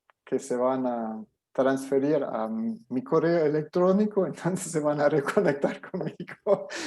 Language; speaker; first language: Spanish; non-native, fluent; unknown